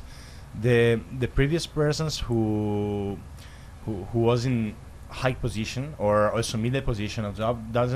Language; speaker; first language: English; non-native, learner; Italian